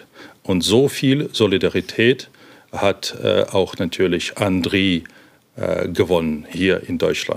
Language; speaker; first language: German; non-native, fluent; Ukrainian